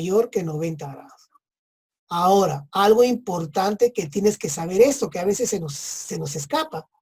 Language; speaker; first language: Spanish; native; Spanish